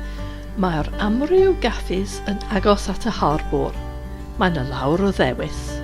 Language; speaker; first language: Welsh; non-native, fluent; English